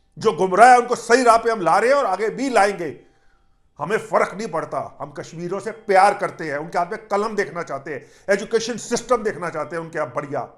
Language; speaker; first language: Hindi; native; Hindi